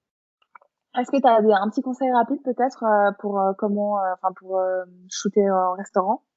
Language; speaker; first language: French; native; French